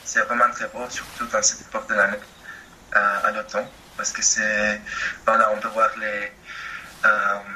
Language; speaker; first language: French; non-native, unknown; Spanish